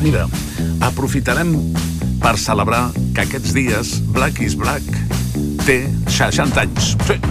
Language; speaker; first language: Catalan; native; Catalan